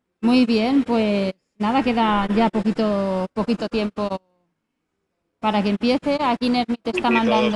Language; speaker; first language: Spanish; native; Spanish